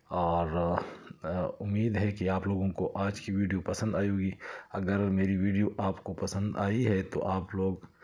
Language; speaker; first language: Urdu; non-native, local second language; Punjabi